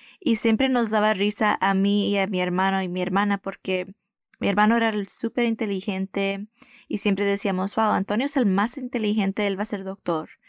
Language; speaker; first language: Spanish; early bilingual, heritage; Spanish